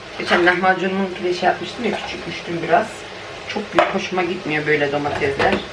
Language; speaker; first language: Turkish; native; Turkish